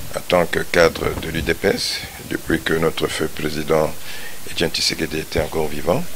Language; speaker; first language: French; non-native, local second language; Lingala